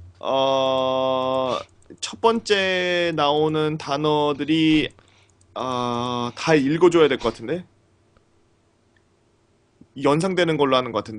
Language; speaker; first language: Korean; native; Korean